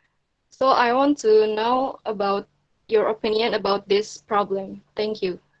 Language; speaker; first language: English; non-native, learner; Indonesian